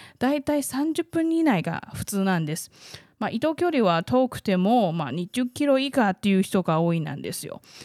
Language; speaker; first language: Japanese; non-native, fluent; Chinese